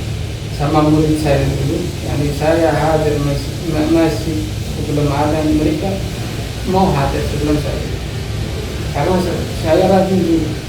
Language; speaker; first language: Indonesian; non-native, learner; Arabic